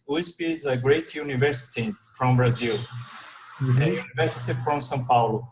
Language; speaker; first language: English; non-native, learner; Portuguese